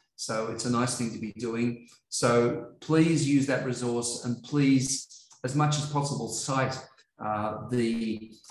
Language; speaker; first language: English; native; English